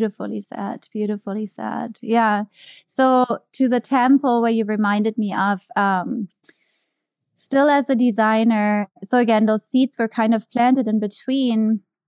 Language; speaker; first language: English; non-native, fluent; German